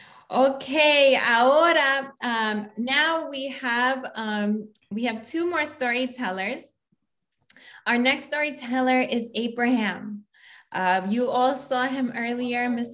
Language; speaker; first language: English; native; English